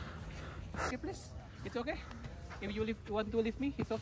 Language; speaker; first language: English; non-native, learner; Indonesian